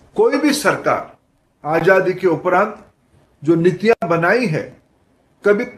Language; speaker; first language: Hindi; non-native, local second language; Odia